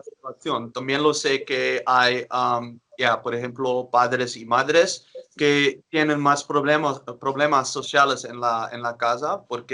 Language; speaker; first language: Spanish; non-native, learner; Dutch